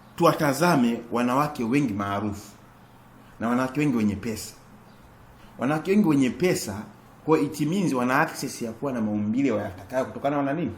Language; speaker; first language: Swahili; native; Swahili